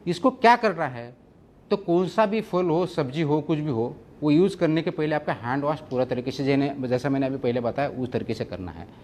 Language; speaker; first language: Hindi; non-native, local second language; Marathi